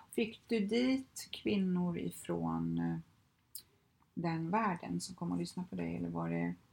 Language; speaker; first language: Swedish; native; Swedish